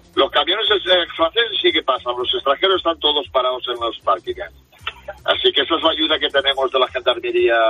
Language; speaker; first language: Spanish; native; Spanish